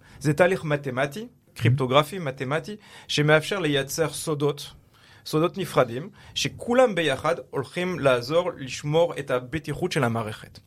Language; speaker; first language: Hebrew; non-native, fluent; French